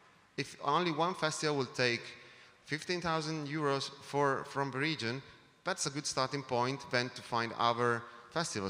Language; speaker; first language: English; non-native, fluent; Italian